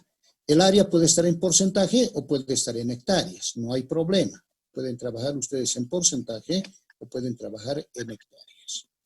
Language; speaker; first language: Spanish; native; Spanish